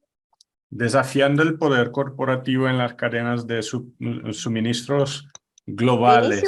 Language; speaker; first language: Spanish; non-native, fluent; Portuguese